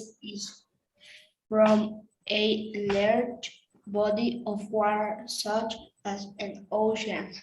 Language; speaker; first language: English; non-native, learner; Spanish